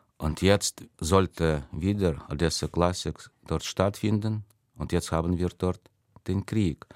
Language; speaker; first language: German; non-native, fluent; Russian